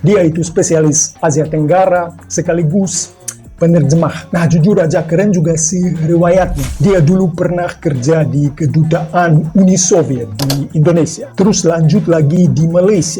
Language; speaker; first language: Indonesian; non-native, fluent; Russian